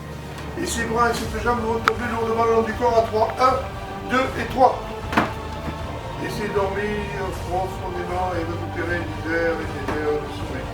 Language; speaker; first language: French; native; French